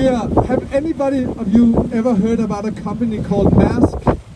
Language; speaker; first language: English; non-native, fluent; Danish